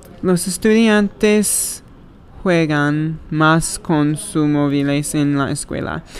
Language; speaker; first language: Spanish; non-native, learner; English